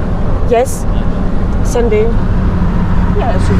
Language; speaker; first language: English; non-native, learner; French